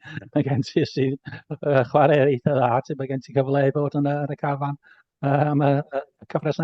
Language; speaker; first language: Welsh; native; Welsh